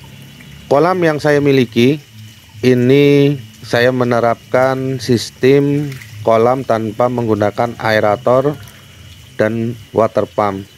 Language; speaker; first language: Indonesian; native; Indonesian